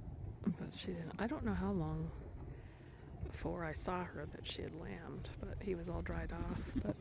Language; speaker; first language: English; native; English